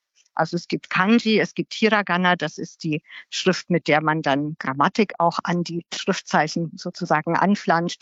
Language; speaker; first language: German; native; German